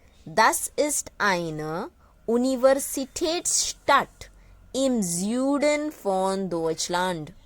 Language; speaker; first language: German; non-native, fluent; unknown